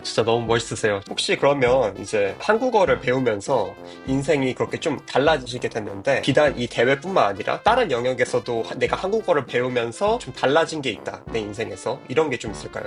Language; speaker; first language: Korean; native; Korean